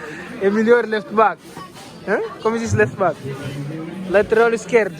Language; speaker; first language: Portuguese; non-native, learner; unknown